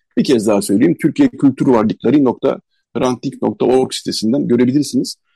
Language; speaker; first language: Turkish; native; Turkish